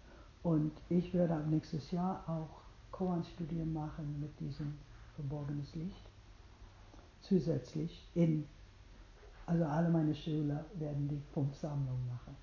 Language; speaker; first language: German; non-native, fluent; English